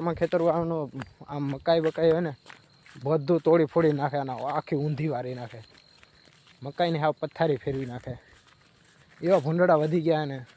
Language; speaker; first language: Gujarati; non-native, local second language; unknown